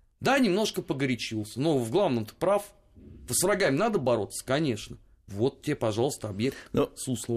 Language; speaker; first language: Russian; native; Russian